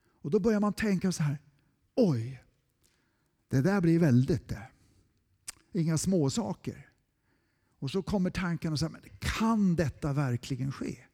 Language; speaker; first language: Swedish; native; Swedish